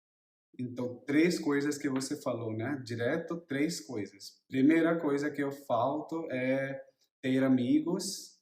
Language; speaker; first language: Portuguese; non-native, learner; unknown